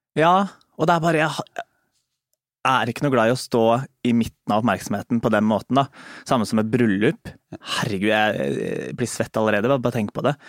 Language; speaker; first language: Norwegian; native; Norwegian